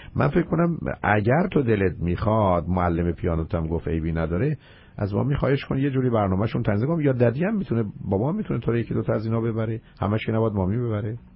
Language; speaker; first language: Persian; native; Persian